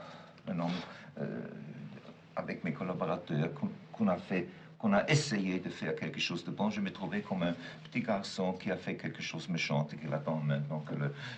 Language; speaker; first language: French; non-native, fluent; German